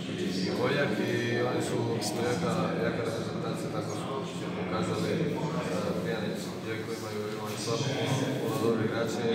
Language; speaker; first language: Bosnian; non-native, learner; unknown